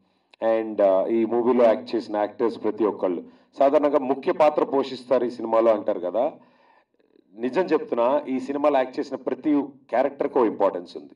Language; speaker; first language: Telugu; native; Telugu